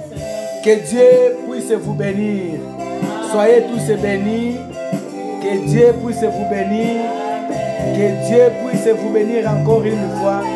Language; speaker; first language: French; non-native, local second language; Lingala